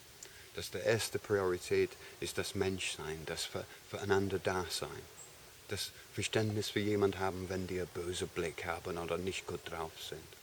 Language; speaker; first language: German; non-native, fluent; English